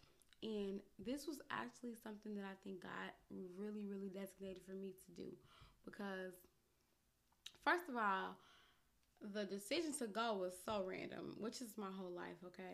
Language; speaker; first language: English; native; English